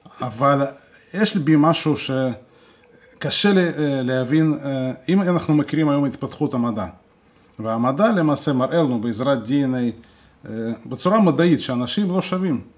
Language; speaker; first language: Hebrew; non-native, fluent; Russian